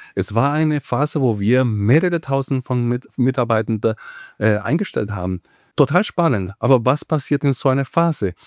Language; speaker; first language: German; non-native, fluent; Spanish